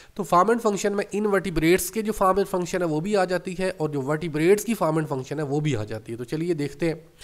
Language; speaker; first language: Urdu; non-native, local second language; Punjabi